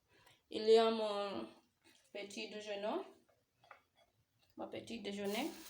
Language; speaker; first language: French; non-native, learner; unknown